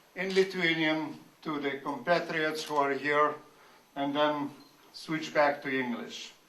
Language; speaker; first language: English; non-native, fluent; Lithuanian